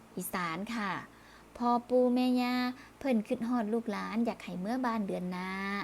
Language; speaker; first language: Thai; native; Thai